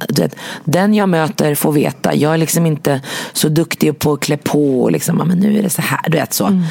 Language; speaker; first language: Swedish; early bilingual, other home language; Arabic